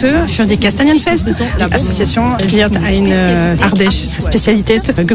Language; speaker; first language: German; non-native, learner; French